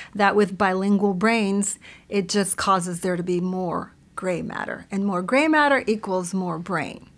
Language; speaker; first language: English; early bilingual, other home language; Spanish